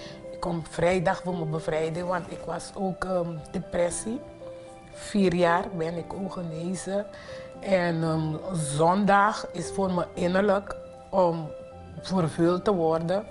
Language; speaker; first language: Dutch; non-native, fluent; Papiamento